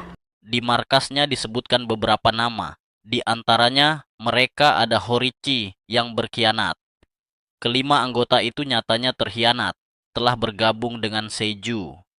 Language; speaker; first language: Indonesian; native; Indonesian